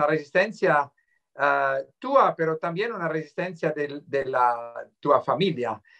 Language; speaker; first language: Spanish; non-native, fluent; Swiss German